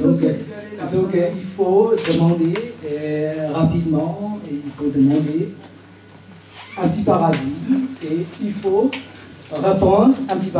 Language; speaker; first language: French; non-native, learner; Burmese